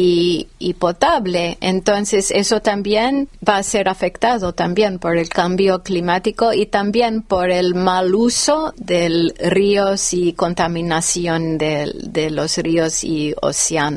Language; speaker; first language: Spanish; non-native, fluent; English